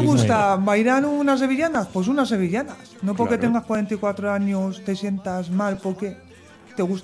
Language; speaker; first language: Spanish; native; Spanish